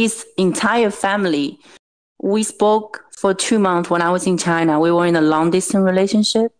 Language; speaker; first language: English; non-native, fluent; Chinese